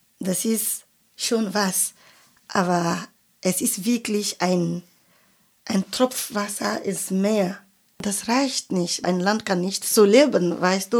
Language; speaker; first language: German; non-native, fluent; French